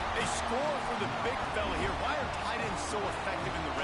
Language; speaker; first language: English; native; English